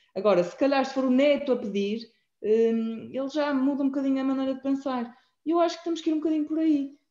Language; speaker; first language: Portuguese; native; Portuguese